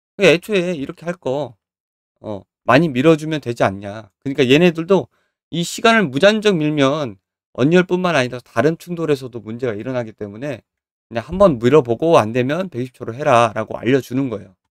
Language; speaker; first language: Korean; native; Korean